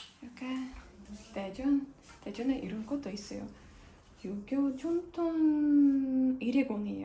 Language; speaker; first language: Korean; non-native, fluent; Ukrainian